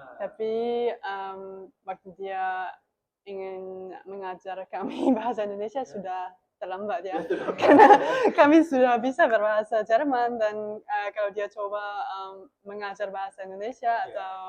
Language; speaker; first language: Indonesian; non-native, learner; German